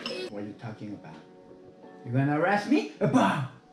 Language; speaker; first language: English; non-native, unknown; Korean